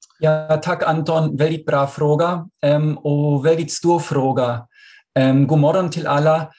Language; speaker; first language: Swedish; non-native, fluent; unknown